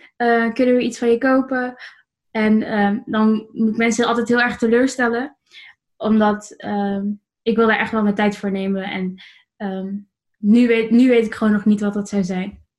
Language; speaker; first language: Dutch; native; Dutch